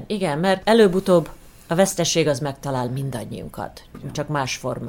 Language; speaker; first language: Hungarian; early bilingual, heritage; Hungarian